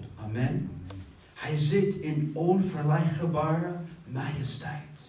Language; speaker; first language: Dutch; non-native, fluent; English